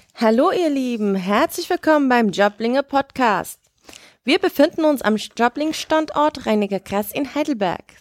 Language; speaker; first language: German; native; German